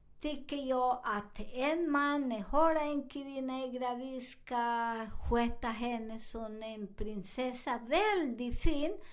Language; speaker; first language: Swedish; non-native, fluent; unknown